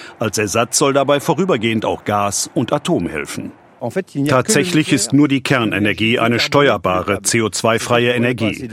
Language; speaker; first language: German; native; German